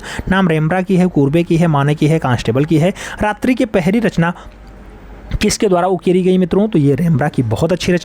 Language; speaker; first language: Hindi; native; Hindi